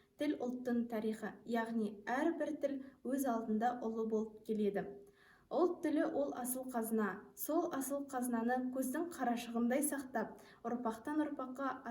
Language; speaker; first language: Kazakh; native; Kazakh